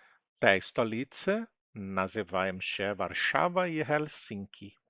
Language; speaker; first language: Polish; non-native, learner; Portuguese